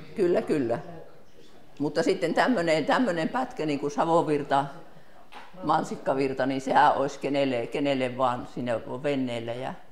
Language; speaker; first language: Finnish; native; Finnish